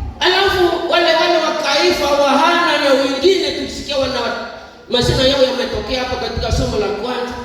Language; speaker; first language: Swahili; non-native, local second language; Nande